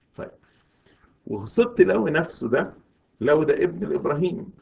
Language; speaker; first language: Arabic; native; Arabic